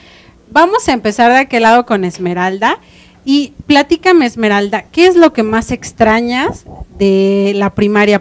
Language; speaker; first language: Spanish; native; Spanish